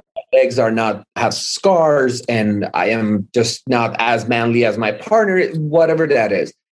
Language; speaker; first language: English; non-native, fluent; Armenian